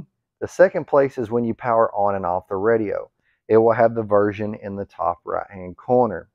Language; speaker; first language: English; native; English